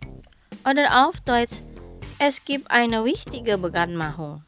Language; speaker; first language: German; non-native, fluent; Indonesian